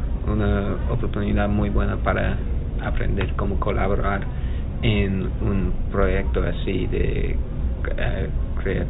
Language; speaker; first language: Spanish; non-native, learner; English